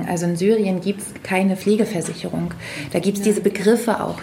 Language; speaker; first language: German; native; German